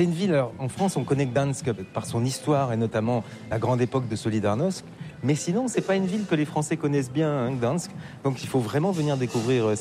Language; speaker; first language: French; native; French